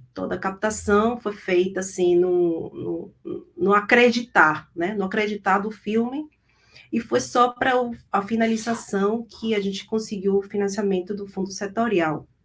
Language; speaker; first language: Portuguese; non-native, fluent; Spanish